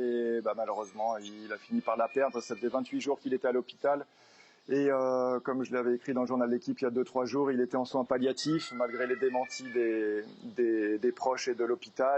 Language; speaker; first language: French; native; French